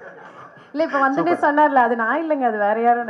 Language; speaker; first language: Tamil; native; Tamil